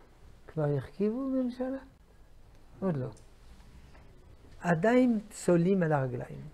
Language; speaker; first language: Hebrew; non-native, fluent; French